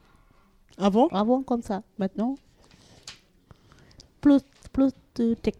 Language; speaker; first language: French; non-native, learner; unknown